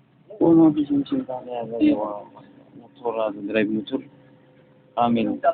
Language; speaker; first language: Arabic; non-native, learner; Filipino